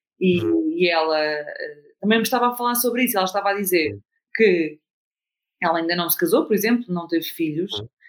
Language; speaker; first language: Portuguese; native; Portuguese